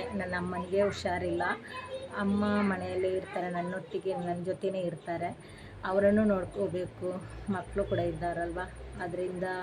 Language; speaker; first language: Kannada; non-native, local second language; Badaga